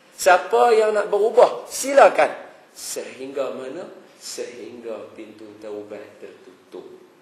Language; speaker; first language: Malay; native; Malay